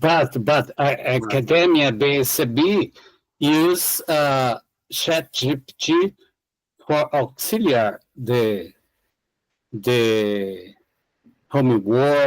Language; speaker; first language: English; non-native, learner; Portuguese